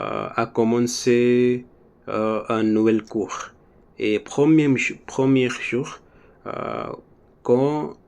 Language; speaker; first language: French; non-native, learner; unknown